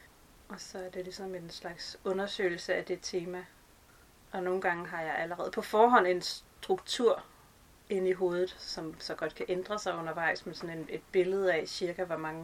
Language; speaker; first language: Danish; native; Danish